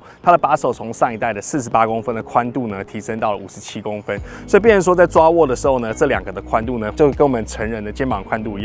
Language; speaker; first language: Chinese; native; Chinese